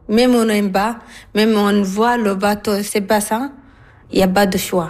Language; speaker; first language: French; non-native, learner; Arabic